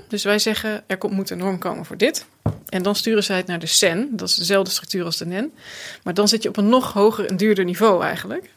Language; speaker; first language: Dutch; native; Dutch